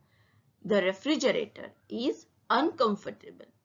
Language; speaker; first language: English; non-native, fluent; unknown